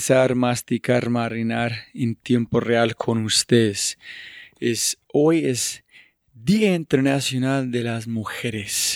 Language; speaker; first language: Spanish; non-native, fluent; English